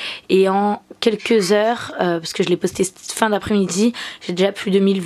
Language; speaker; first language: French; native; French